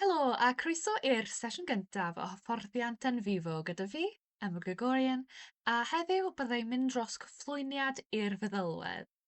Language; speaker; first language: Welsh; non-native, local second language; English